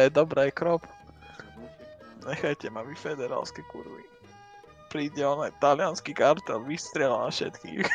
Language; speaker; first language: Slovak; native; Slovak